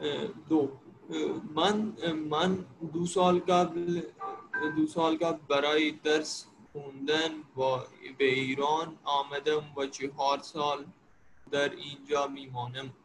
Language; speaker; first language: Persian; non-native, learner; Urdu